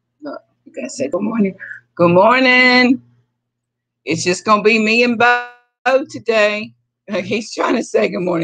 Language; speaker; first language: English; native; English